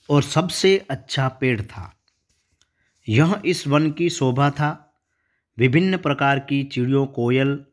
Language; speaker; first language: Hindi; non-native, local second language; Gujarati